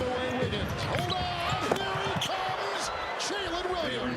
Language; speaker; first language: English; native; English